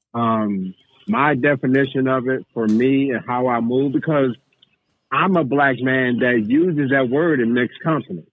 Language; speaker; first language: English; native; English